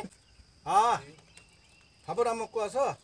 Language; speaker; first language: Korean; native; Korean